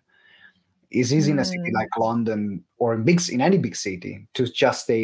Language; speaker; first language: English; non-native, fluent; Italian